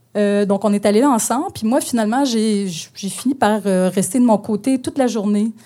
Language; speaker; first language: French; native; French